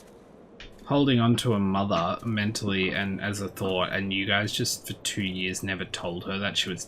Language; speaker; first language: English; native; English